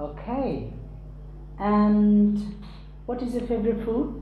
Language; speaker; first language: English; non-native, local second language; Nepali